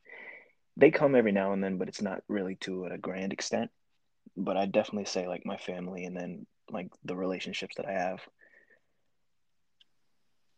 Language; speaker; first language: English; native; English